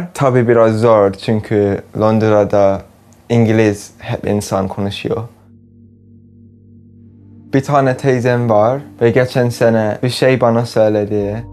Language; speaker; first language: Turkish; early bilingual, heritage; English